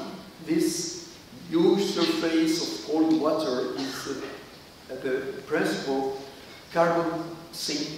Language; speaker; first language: English; non-native, learner; French